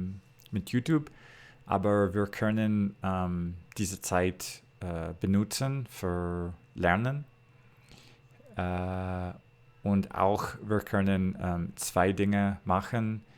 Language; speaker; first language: German; non-native, learner; English